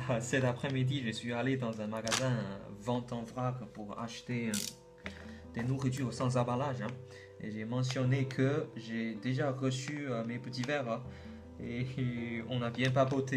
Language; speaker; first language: French; non-native, learner; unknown